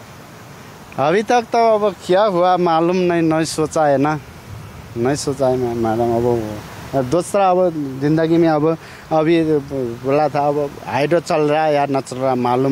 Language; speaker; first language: Hindi; non-native, learner; Nepali